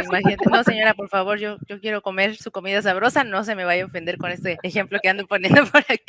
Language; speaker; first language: Spanish; native; Spanish